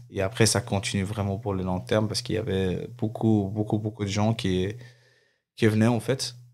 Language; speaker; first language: French; non-native, fluent; Arabic